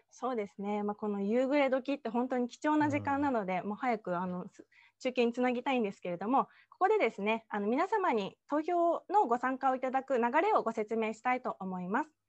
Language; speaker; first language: Japanese; native; Japanese